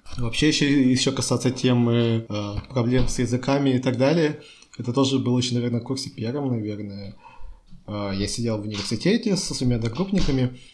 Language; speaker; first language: Russian; native; Russian